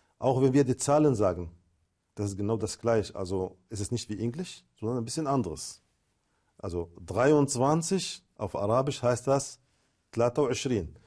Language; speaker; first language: German; non-native, fluent; Arabic